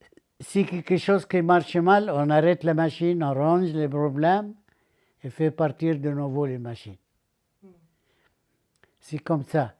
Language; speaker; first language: French; non-native, learner; Arabic